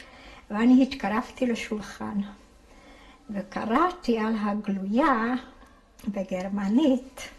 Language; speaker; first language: Hebrew; non-native, fluent; Hungarian